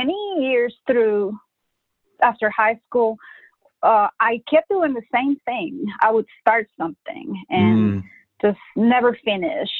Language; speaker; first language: English; non-native, fluent; Spanish